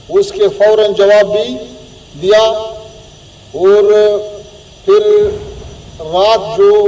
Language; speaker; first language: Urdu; non-native, fluent; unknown